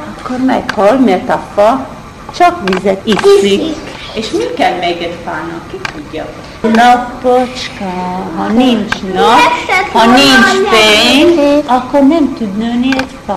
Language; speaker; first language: Hungarian; non-native, learner; Hebrew